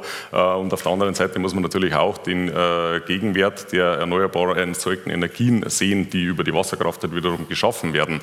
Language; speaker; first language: German; native; German